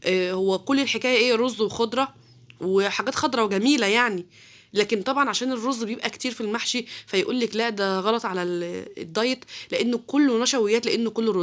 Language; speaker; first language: Arabic; native; Arabic